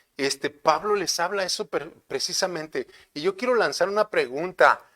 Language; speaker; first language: Spanish; native; Spanish